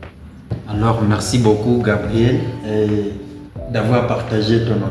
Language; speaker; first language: French; non-native, learner; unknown